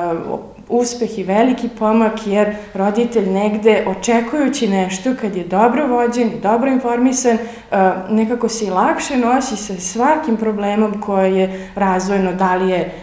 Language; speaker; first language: Serbian; native; Serbian